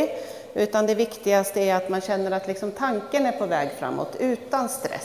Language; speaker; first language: Swedish; native; Swedish